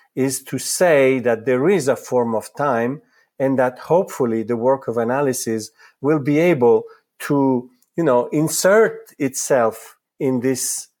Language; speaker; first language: English; non-native, fluent; Italian